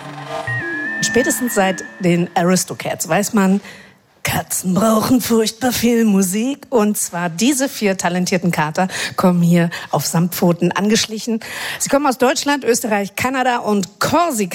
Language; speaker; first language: German; native; German